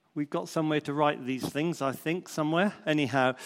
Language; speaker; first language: English; native; English